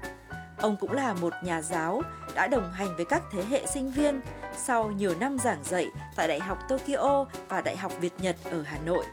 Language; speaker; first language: Vietnamese; native; Vietnamese